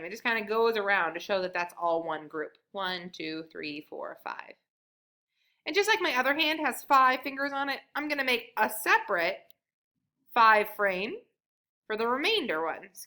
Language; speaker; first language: English; native; English